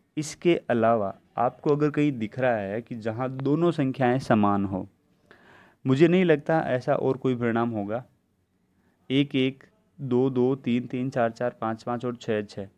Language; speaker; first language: Hindi; native; Hindi